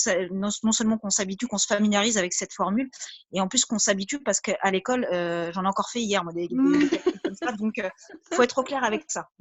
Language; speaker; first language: French; native; French